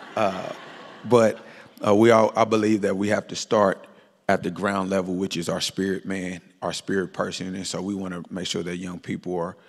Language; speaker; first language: English; native; English